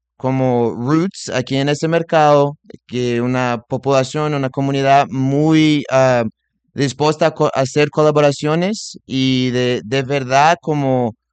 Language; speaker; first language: Spanish; non-native, fluent; Portuguese